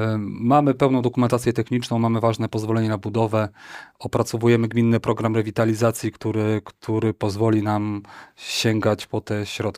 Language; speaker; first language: Polish; native; Polish